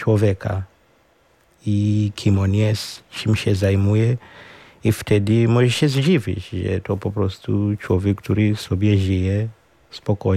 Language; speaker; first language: Ukrainian; non-native, learner; Shona